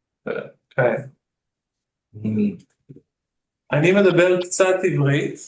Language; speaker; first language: Hebrew; non-native, fluent; English